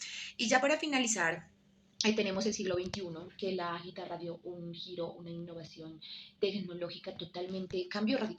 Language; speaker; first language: Spanish; native; Spanish